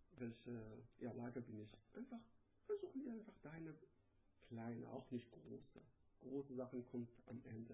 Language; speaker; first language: German; non-native, learner; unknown